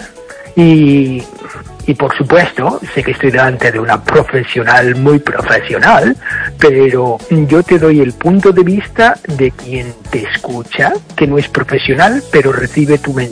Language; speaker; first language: Spanish; non-native, fluent; English